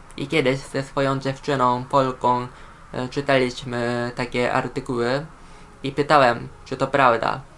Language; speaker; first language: Polish; non-native, fluent; Japanese